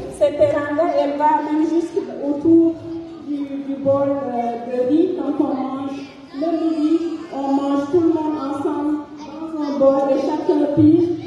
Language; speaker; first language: French; non-native, local second language; Fula